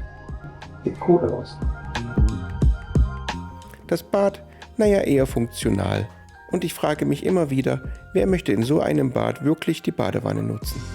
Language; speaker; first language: German; native; German